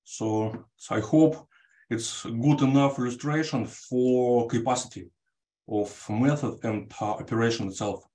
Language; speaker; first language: English; non-native, fluent; Russian